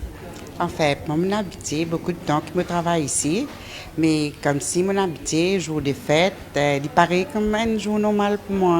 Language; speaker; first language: French; non-native, local second language; Morisyen